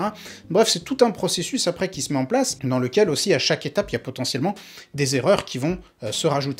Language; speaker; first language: French; native; French